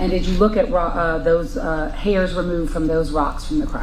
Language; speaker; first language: English; native; English